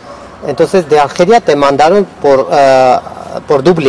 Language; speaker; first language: Spanish; non-native, fluent; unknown